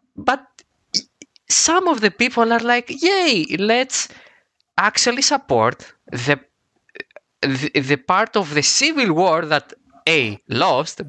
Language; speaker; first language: English; non-native, fluent; Greek